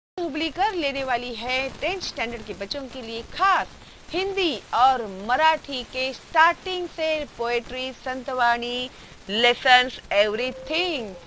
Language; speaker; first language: Hindi; non-native, local second language; Marathi